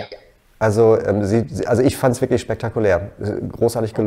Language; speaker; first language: German; native; German